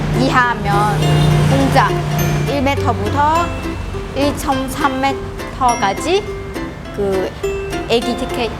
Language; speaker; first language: Korean; non-native, learner; Vietnamese